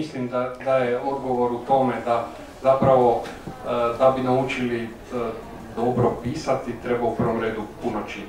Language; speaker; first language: Croatian; native; Croatian